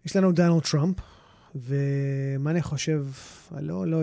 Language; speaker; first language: Hebrew; early bilingual, heritage; English